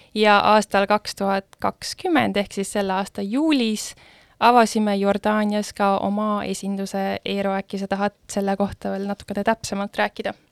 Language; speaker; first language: Estonian; native; Estonian